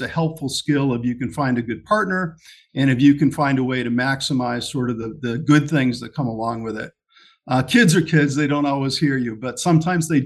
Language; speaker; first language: English; native; English